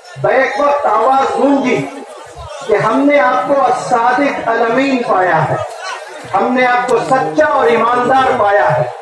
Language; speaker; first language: Urdu; native; Urdu